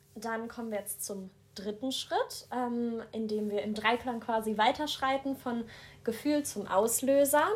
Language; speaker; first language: German; native; German